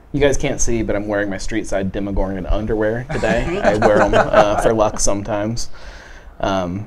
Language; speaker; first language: English; native; English